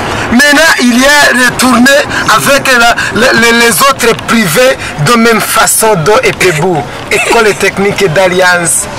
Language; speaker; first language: French; non-native, learner; Rundi